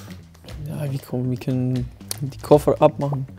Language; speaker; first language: German; non-native, learner; Spanish